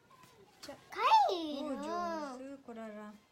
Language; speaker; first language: Japanese; non-native, learner; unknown